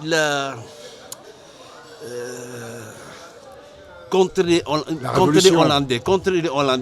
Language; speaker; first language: French; non-native, learner; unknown